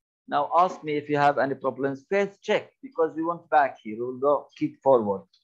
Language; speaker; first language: English; non-native, fluent; Arabic